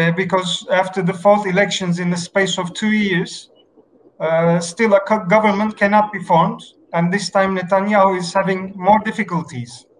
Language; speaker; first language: English; non-native, fluent; Turkish